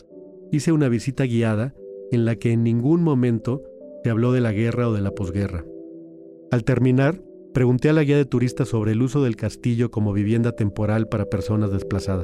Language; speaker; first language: Spanish; native; Spanish